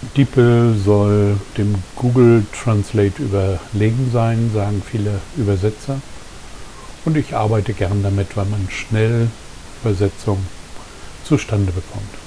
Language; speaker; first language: German; native; German